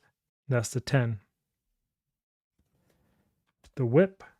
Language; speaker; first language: English; native; English